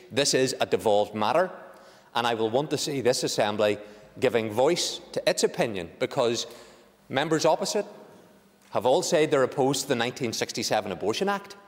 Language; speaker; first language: English; native; English